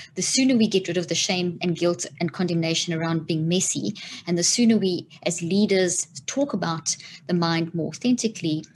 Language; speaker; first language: English; native; English